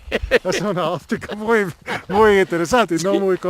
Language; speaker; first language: Spanish; non-native, learner; English